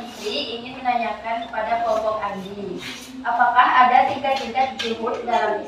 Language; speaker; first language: Indonesian; native; Indonesian